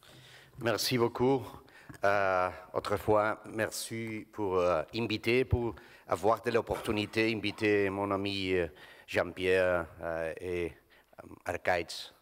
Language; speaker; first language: French; non-native, learner; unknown